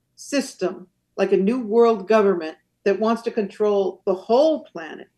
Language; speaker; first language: English; native; English